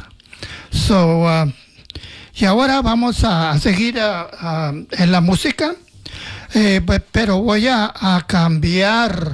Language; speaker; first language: Spanish; early bilingual, heritage; Spanish